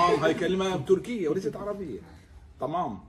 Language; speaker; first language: Arabic; native; Arabic